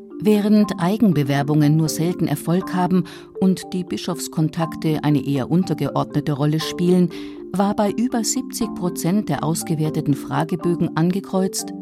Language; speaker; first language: German; native; German